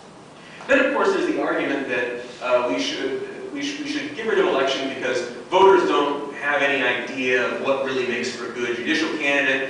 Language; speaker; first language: English; native; English